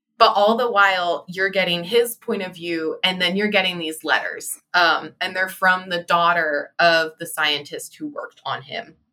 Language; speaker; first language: English; native; English